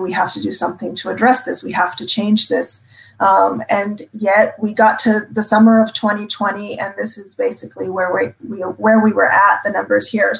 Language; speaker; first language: English; native; English